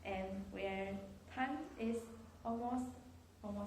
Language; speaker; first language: English; non-native, learner; Chinese